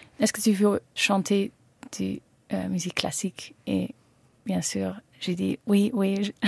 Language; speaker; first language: French; non-native, learner; Dutch